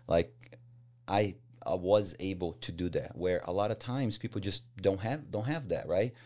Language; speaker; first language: English; non-native, fluent; Portuguese